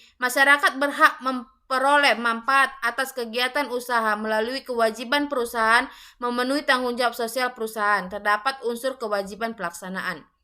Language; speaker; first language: Indonesian; native; Indonesian